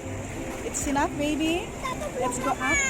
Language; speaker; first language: English; non-native, learner; Indonesian